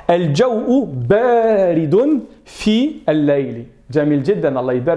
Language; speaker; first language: Arabic; non-native, fluent; French